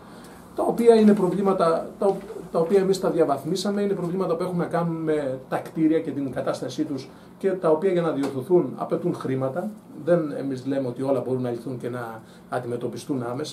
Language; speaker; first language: Greek; native; Greek